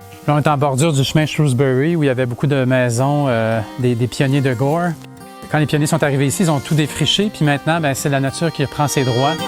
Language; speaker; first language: French; native; French